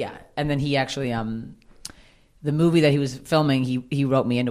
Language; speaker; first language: English; native; English